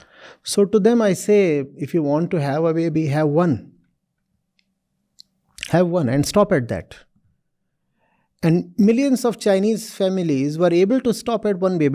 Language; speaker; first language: English; non-native, local second language; Hindi